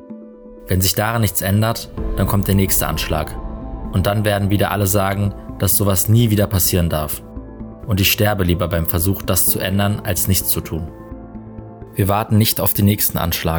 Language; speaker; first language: German; native; German